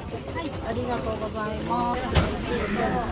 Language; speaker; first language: Japanese; native; Japanese